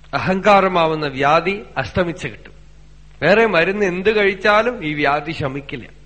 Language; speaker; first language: Malayalam; native; Malayalam